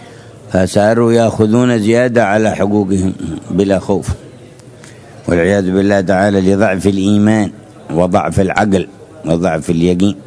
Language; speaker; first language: Arabic; native; Arabic